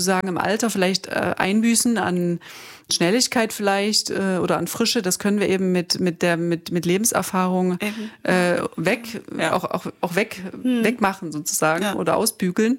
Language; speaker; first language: German; native; German